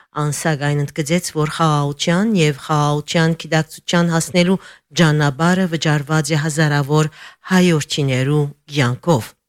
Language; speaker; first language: Armenian; early bilingual, heritage; Armenian